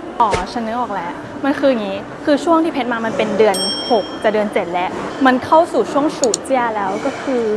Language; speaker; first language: Thai; native; Thai